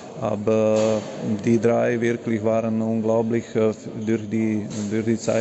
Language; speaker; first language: German; non-native, learner; Slovak